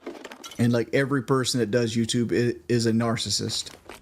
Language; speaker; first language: English; native; English